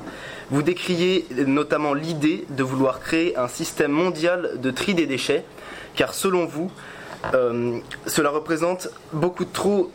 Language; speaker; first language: French; native; French